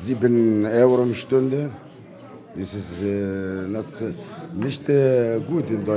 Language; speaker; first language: German; non-native, learner; Arabic